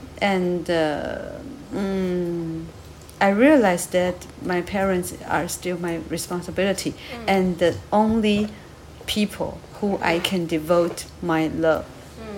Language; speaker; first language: English; non-native, learner; Chinese